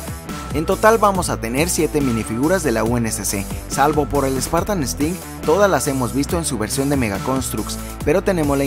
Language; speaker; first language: Spanish; native; Spanish